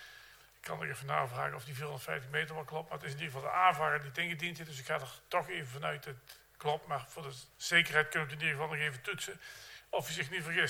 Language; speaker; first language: Dutch; native; Dutch